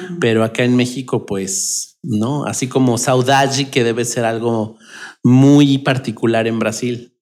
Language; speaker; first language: Spanish; native; Spanish